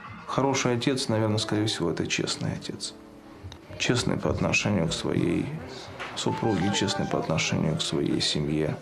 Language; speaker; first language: Russian; native; Russian